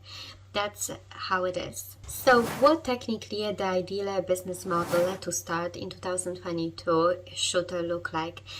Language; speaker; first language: English; non-native, fluent; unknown